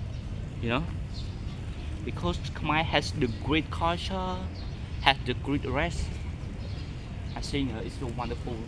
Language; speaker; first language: English; non-native, learner; Khmer